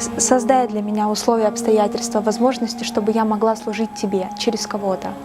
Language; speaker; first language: Russian; native; Russian